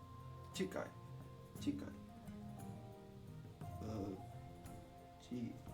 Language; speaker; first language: Japanese; non-native, learner; English